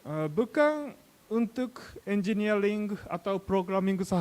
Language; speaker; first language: Indonesian; non-native, learner; Japanese